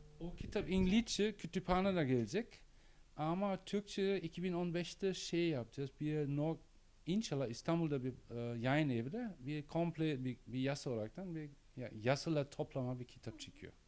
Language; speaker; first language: Turkish; non-native, learner; German